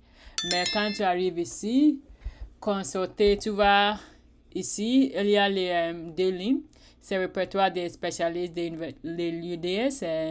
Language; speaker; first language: French; non-native, learner; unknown